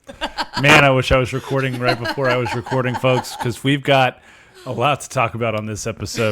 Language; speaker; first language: English; native; English